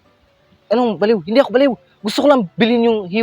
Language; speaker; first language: Filipino; non-native, local second language; Cebuano